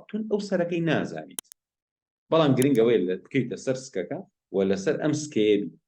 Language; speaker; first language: Central Kurdish; non-native, local second language; Gurani